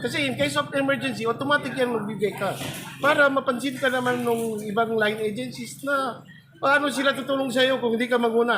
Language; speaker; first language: Filipino; non-native, local second language; Maguindanaon